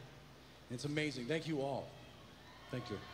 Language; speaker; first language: English; native; English